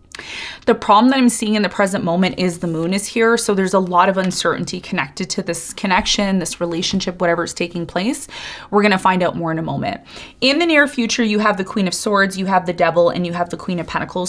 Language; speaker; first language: English; native; English